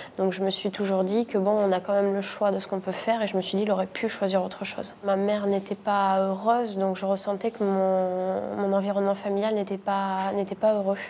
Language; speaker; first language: French; native; French